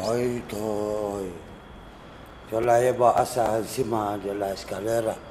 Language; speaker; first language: Spanish; non-native, learner; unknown